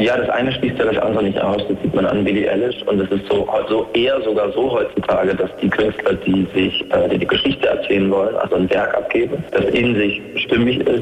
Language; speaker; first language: German; native; German